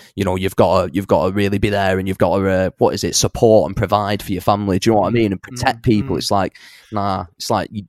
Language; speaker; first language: English; native; English